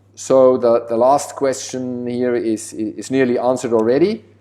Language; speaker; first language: English; non-native, fluent; German